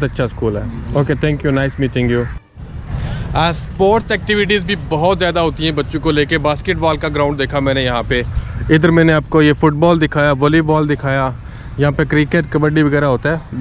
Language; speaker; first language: Hindi; native; Hindi